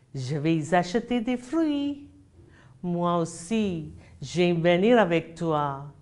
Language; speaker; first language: French; non-native, fluent; Malayalam